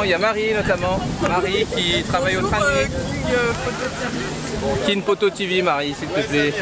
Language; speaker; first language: French; native; French